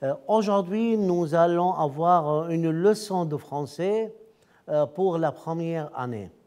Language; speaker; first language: French; non-native, fluent; Arabic